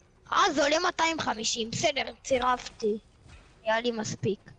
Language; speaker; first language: Hebrew; native; Hebrew